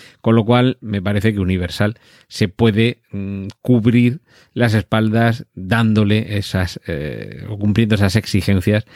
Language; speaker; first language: Spanish; native; Spanish